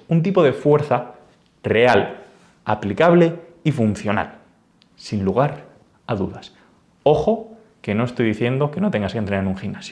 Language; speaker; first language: Spanish; native; Spanish